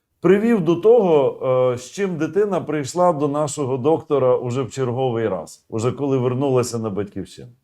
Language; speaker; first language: Ukrainian; native; Ukrainian